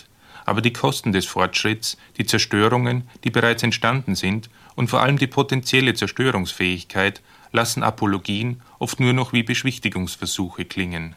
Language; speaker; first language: German; native; German